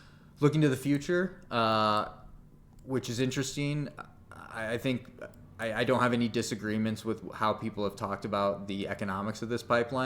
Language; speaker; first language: English; native; English